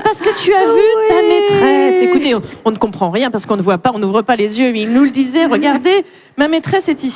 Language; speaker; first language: French; native; French